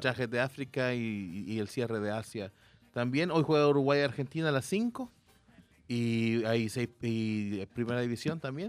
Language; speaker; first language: Spanish; native; Spanish